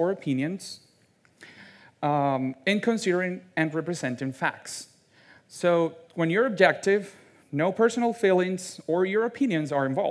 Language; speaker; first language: English; non-native, fluent; Spanish